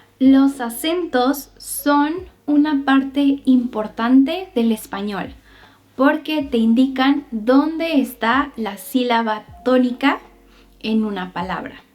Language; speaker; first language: Spanish; native; Spanish